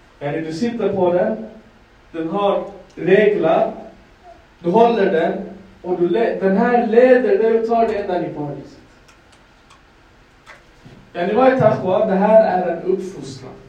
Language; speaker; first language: Swedish; non-native, fluent; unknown